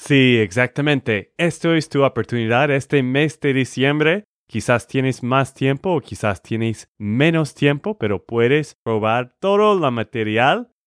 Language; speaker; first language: Spanish; non-native, learner; English